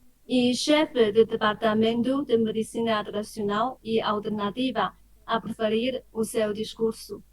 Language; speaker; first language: Portuguese; non-native, fluent; Chinese